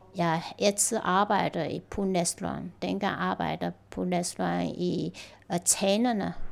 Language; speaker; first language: Danish; non-native, learner; Chinese